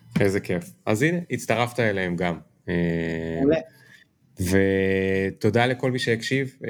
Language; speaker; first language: Hebrew; native; Hebrew